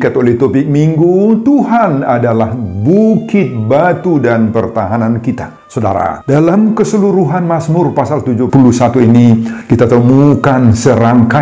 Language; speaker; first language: Indonesian; non-native, local second language; Batak Toba